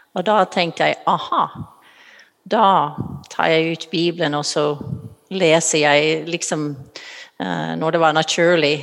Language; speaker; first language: Norwegian; non-native, fluent; English